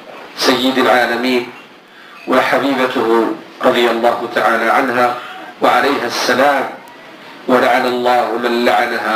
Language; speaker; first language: Arabic; native; Arabic